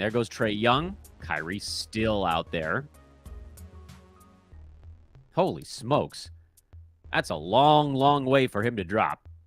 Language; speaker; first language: English; native; English